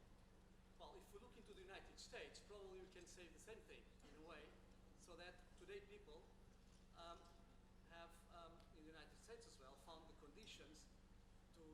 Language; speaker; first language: English; non-native, fluent; Portuguese